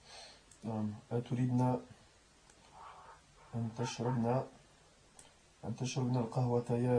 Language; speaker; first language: Arabic; non-native, learner; French